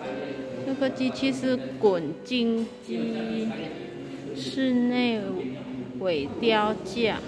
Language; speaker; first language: Chinese; early bilingual, heritage; Chinese